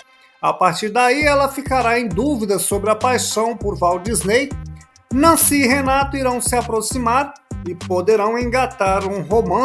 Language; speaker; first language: Portuguese; native; Portuguese